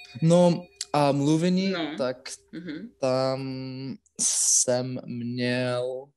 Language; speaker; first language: Czech; non-native, learner; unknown